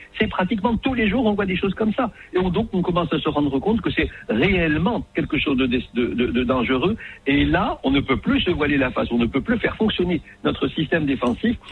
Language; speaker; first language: French; non-native, local second language; Arabic